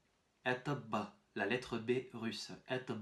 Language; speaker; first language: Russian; non-native, fluent; French